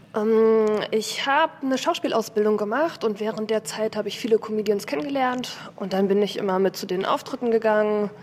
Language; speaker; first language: German; native; German